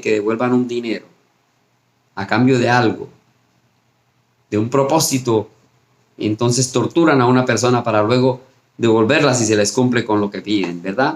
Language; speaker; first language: Spanish; native; Spanish